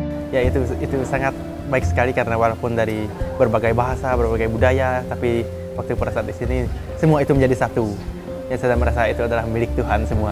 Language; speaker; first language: Indonesian; non-native, local second language; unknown